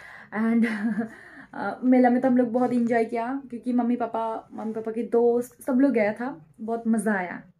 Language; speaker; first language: Hindi; non-native, local second language; Bangla